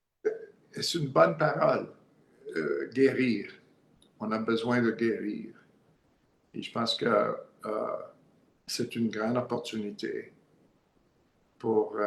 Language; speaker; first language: French; non-native, learner; English